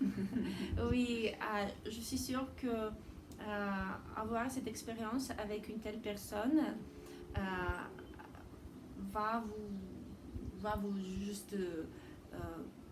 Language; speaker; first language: French; non-native, fluent; Russian